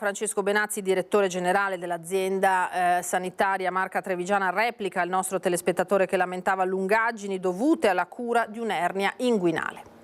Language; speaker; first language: Italian; native; Italian